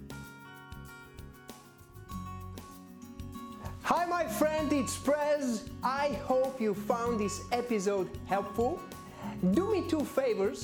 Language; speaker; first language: English; non-native, fluent; Bulgarian